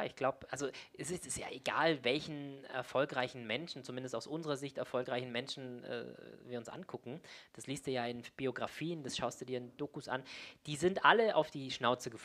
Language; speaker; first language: German; native; German